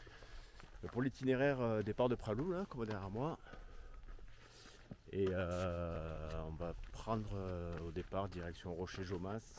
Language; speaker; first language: French; native; French